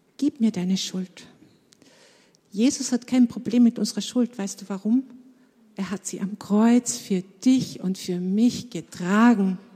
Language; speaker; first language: German; native; German